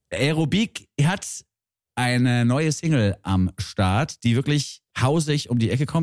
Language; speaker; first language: German; native; German